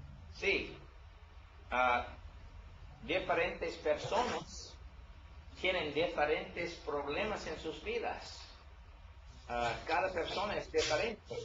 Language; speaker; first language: Spanish; non-native, learner; English